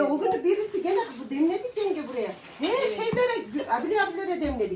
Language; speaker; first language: Turkish; native; Turkish